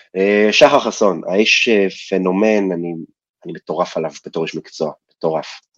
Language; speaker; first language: Hebrew; early bilingual, other home language; Russian